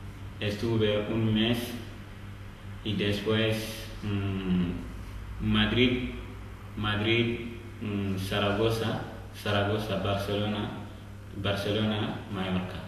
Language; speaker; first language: Spanish; non-native, learner; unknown